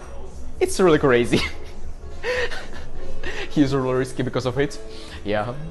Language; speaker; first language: English; non-native, learner; Russian